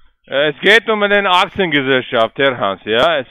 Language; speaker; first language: German; non-native, learner; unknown